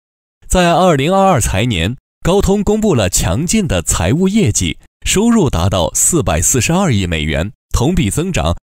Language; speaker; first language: Chinese; native; Chinese